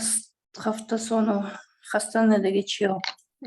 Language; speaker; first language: Turkish; non-native, learner; Kyrgyz